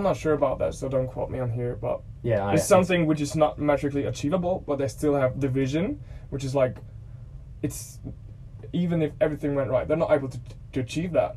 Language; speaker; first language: English; non-native, fluent; German